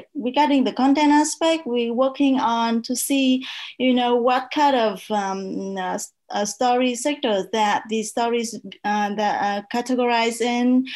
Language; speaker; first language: English; non-native, fluent; Vietnamese